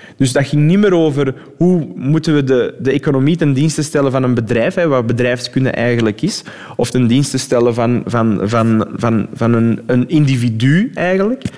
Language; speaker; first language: Dutch; early bilingual, other home language; Arabic